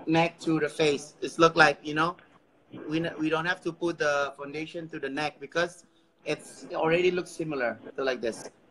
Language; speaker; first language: English; non-native, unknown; Indonesian